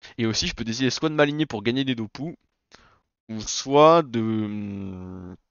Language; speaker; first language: French; native; French